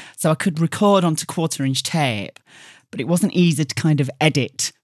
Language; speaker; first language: English; native; English